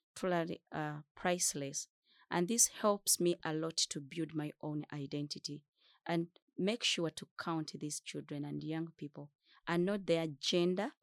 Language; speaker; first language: English; non-native, fluent; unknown